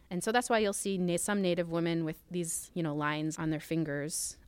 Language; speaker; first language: English; native; English